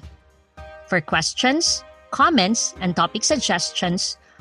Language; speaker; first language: English; non-native, local second language; Filipino